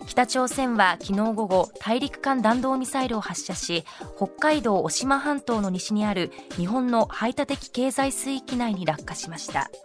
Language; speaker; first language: Japanese; native; Japanese